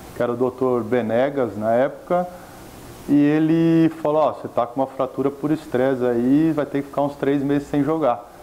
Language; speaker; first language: Portuguese; native; Portuguese